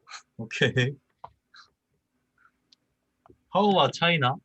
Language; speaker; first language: English; non-native, learner; Korean